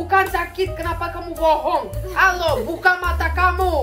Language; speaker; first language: Indonesian; non-native, learner; Russian